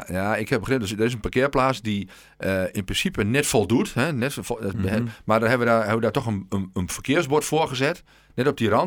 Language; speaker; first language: Dutch; native; Dutch